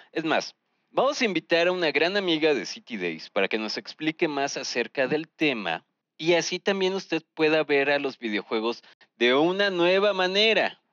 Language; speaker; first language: Spanish; native; Spanish